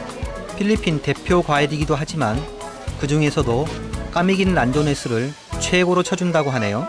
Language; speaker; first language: Korean; native; Korean